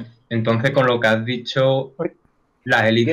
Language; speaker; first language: Spanish; native; Spanish